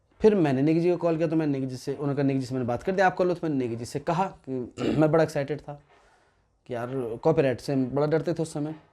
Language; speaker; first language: Hindi; non-native, local second language; Garhwali